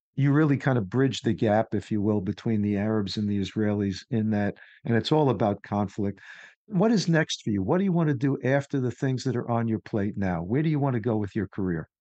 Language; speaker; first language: English; native; English